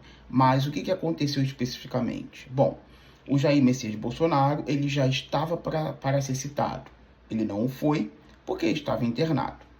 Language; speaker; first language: Portuguese; native; Portuguese